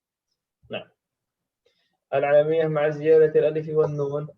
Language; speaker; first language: Arabic; non-native, fluent; Indonesian